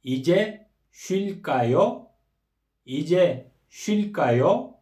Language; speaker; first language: Korean; non-native, fluent; Kyrgyz